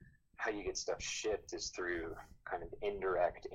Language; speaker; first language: English; native; English